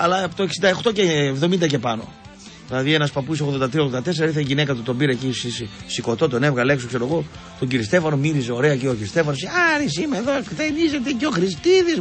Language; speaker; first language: Greek; native; Greek